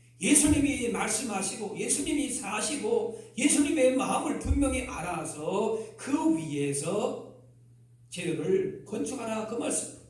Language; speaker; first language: Korean; native; Korean